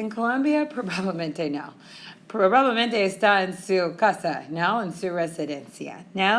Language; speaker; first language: Spanish; non-native, fluent; English